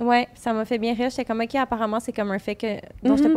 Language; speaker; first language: French; native; French